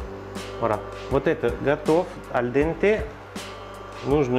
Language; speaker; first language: Russian; non-native, learner; French